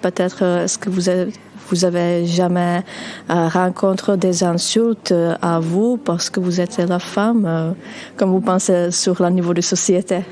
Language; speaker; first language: French; non-native, learner; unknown